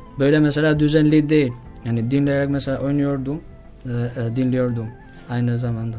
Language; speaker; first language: Turkish; non-native, learner; Albanian